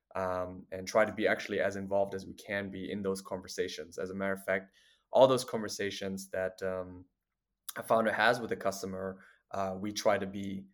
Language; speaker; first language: English; non-native, fluent; German